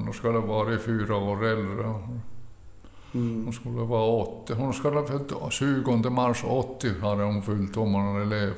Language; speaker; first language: Swedish; early bilingual, other home language; Finnish